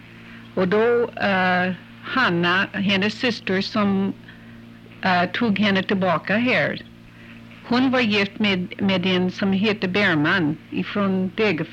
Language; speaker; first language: Swedish; early bilingual, heritage; English